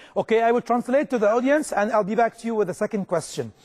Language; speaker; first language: English; non-native, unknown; Arabic